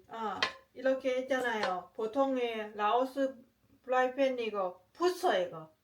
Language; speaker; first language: Korean; non-native, learner; Lao